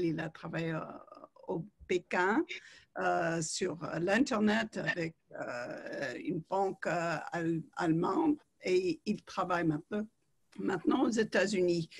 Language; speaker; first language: French; non-native, fluent; English